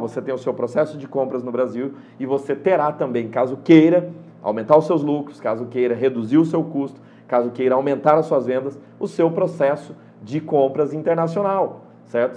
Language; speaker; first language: Portuguese; native; Portuguese